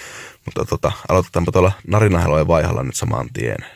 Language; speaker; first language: Finnish; native; Finnish